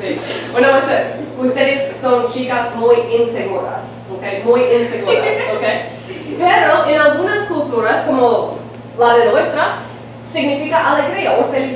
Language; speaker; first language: Spanish; non-native, fluent; English